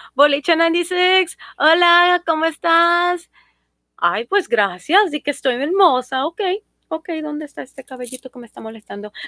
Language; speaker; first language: Spanish; native; Spanish